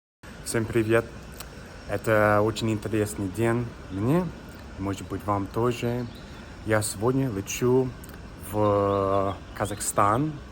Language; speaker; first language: Russian; non-native, learner; English